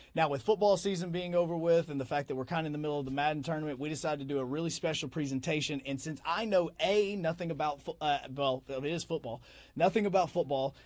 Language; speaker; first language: English; native; English